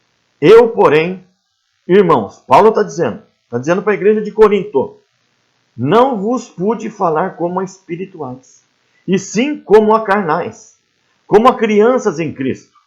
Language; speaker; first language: Portuguese; native; Portuguese